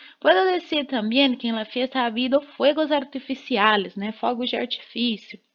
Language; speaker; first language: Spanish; non-native, fluent; Portuguese